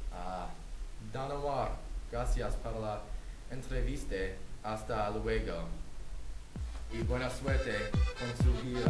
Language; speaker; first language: Spanish; non-native, learner; English